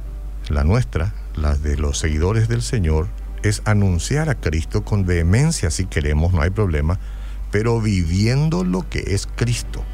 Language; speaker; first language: Spanish; native; Spanish